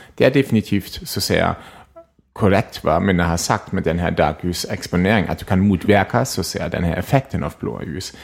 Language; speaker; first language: Swedish; non-native, fluent; German